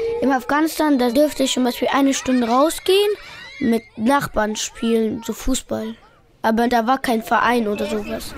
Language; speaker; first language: German; early bilingual, other home language; Pashto